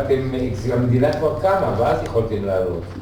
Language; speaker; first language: Hebrew; native; Hebrew